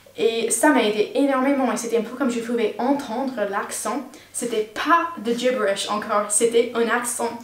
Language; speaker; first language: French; non-native, fluent; English